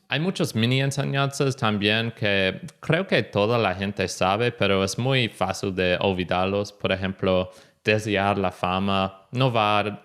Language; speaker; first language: Spanish; non-native, fluent; English